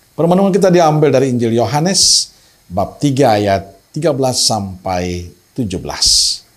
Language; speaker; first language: Indonesian; native; Indonesian